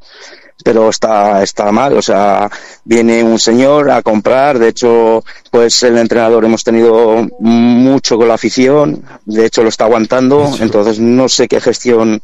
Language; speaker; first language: Spanish; native; Spanish